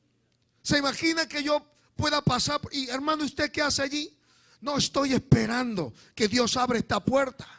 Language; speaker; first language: Spanish; native; Spanish